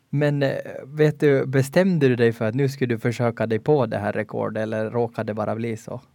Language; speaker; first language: Swedish; native; Swedish